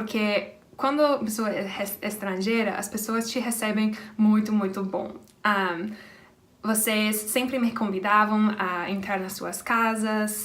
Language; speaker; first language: Portuguese; non-native, fluent; English